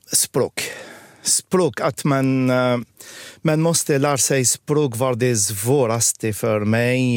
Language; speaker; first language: Swedish; non-native, fluent; Arabic